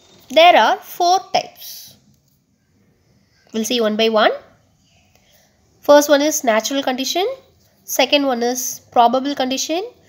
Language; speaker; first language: English; non-native, local second language; Tamil